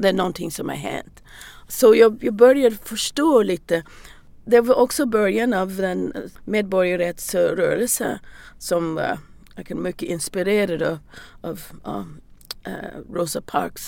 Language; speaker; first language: Swedish; non-native, learner; English